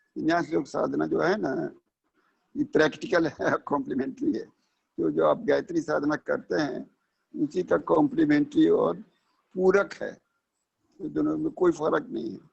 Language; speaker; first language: Hindi; native; Hindi